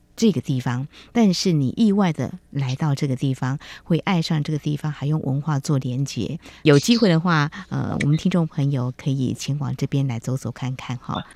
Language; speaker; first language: Chinese; native; Chinese